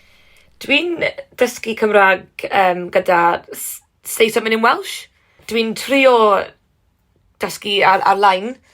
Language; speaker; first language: Welsh; non-native, learner; English